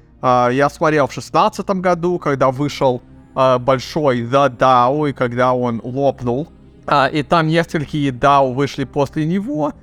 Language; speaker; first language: Russian; early bilingual, heritage; Russian